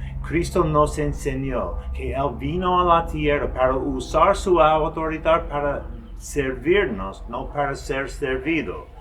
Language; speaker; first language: Spanish; non-native, fluent; English